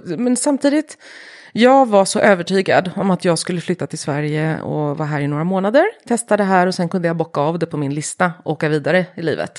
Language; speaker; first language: Swedish; early bilingual, heritage; Swedish